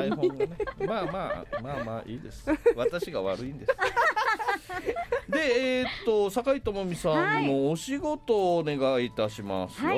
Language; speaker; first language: Japanese; native; Japanese